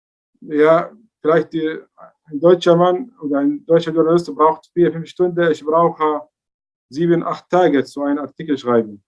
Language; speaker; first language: German; non-native, learner; Arabic